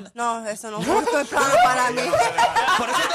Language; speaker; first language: Spanish; early bilingual, heritage; Spanish